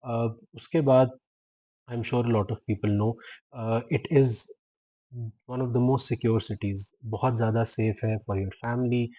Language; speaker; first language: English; non-native, local second language; Urdu